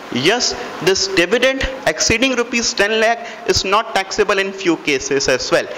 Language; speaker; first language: English; non-native, local second language; Hindi